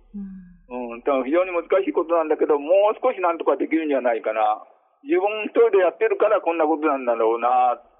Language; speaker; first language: Japanese; native; Japanese